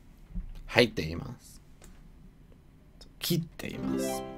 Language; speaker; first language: Japanese; non-native, learner; English